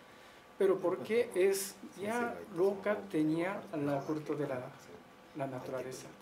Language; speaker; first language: Spanish; non-native, learner; Japanese